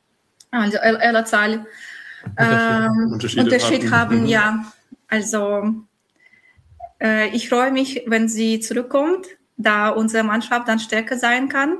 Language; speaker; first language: German; non-native, fluent; Russian